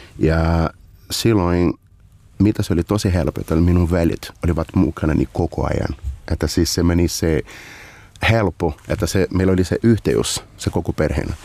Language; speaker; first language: Finnish; non-native, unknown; Portuguese